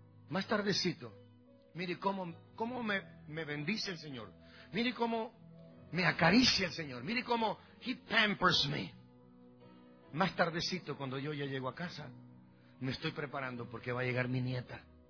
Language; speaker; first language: Spanish; native; Spanish